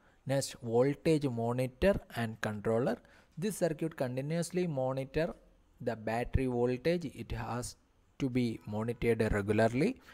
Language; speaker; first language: English; non-native, local second language; Malayalam